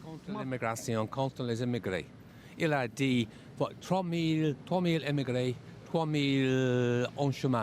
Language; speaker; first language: French; non-native, fluent; English